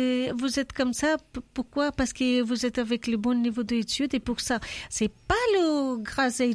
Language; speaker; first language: French; non-native, learner; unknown